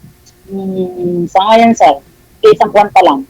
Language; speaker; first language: Filipino; non-native, local second language; Iloko